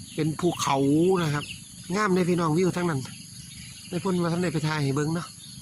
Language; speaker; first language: Thai; native; Thai